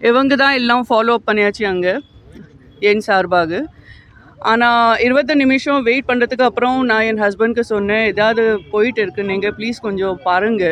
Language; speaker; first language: Tamil; non-native, local second language; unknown